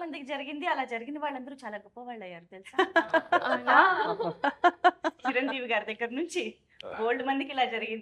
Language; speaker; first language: Telugu; native; Telugu